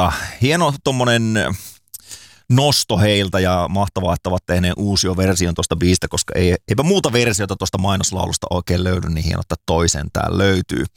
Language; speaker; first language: Finnish; native; Finnish